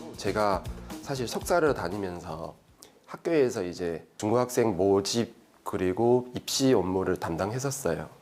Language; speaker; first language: Korean; early bilingual, heritage; Korean